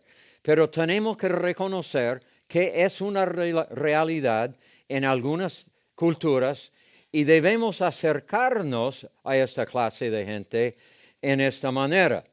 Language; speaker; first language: Spanish; non-native, fluent; English